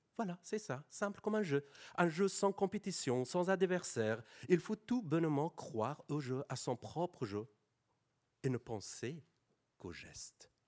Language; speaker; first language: French; non-native, fluent; Persian